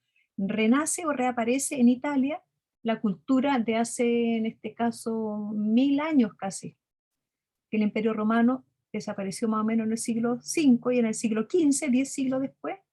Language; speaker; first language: Spanish; native; Spanish